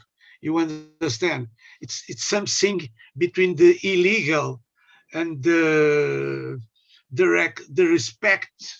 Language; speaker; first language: English; non-native, learner; Portuguese